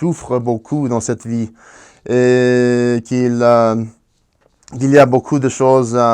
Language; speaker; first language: French; non-native, fluent; Spanish